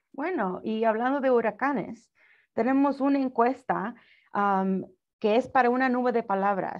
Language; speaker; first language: Spanish; early bilingual, heritage; Spanish